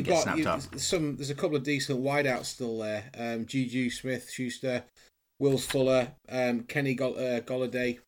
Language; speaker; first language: English; native; English